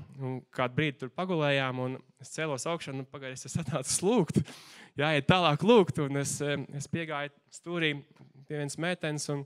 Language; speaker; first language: Latvian; native; Latvian